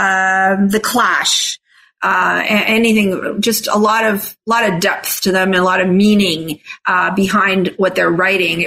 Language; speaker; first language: English; non-native, fluent; Italian